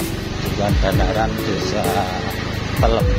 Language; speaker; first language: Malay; non-native, local second language; Javanese